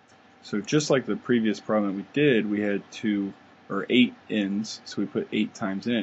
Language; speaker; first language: English; native; English